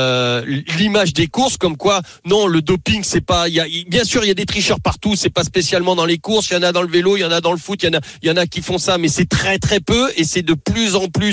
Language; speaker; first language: French; native; French